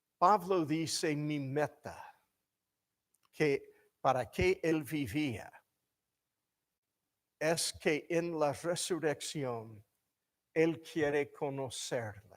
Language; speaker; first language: Spanish; non-native, fluent; English